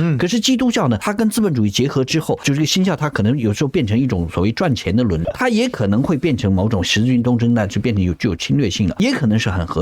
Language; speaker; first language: Chinese; native; Chinese